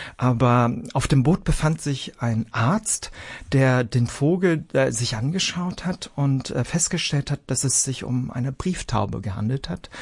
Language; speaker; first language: German; early bilingual, other home language; Vietnamese